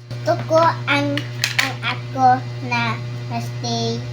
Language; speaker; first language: Filipino; non-native, learner; English